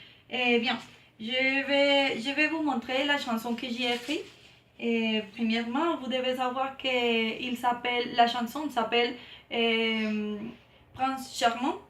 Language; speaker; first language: French; non-native, learner; Spanish